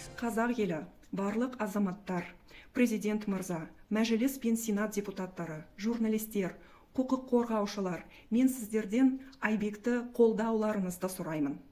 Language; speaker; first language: Kazakh; non-native, local second language; Russian